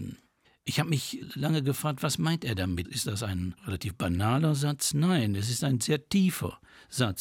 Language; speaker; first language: German; native; German